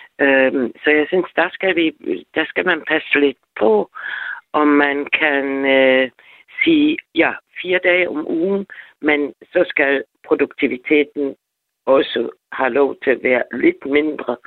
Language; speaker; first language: Danish; non-native, fluent; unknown